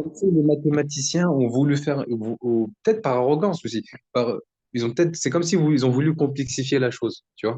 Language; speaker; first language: French; native; French